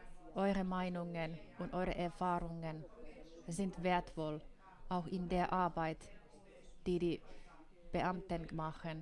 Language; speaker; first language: German; non-native, fluent; Finnish